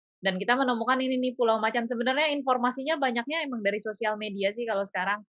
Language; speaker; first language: Indonesian; native; Indonesian